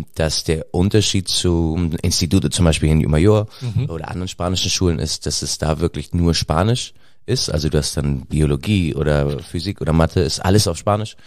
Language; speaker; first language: German; native; German